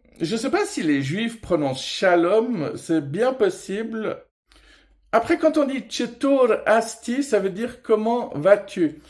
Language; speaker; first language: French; early bilingual, other home language; Persian